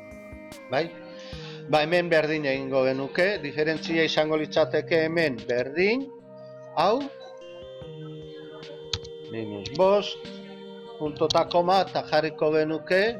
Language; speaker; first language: Basque; native; Basque